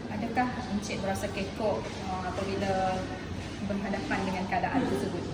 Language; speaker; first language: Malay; non-native, local second language; Iban